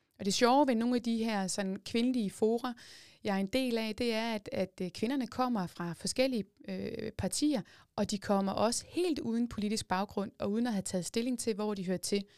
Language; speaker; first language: Danish; native; Danish